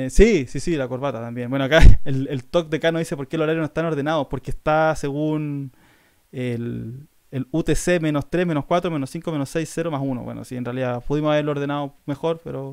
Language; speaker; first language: Spanish; native; Spanish